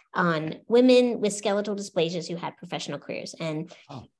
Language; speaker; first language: English; native; English